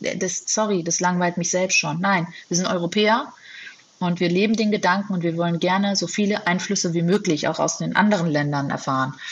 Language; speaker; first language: German; native; German